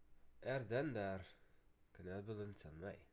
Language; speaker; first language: Swedish; non-native, learner; English